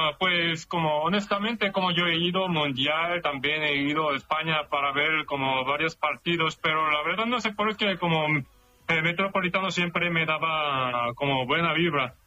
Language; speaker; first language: Spanish; non-native, learner; Korean